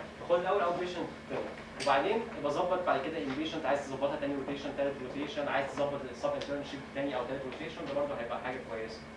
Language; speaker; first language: Arabic; native; Arabic